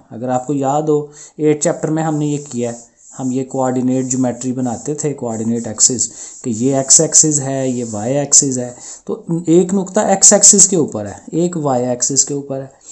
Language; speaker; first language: Urdu; non-native, local second language; Punjabi